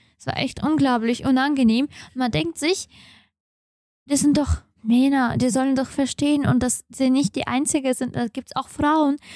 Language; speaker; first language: German; non-native, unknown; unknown